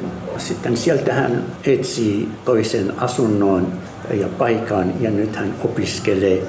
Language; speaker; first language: Finnish; non-native, learner; Arabic